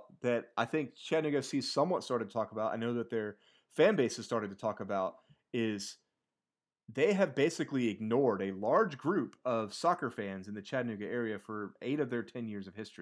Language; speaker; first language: English; native; English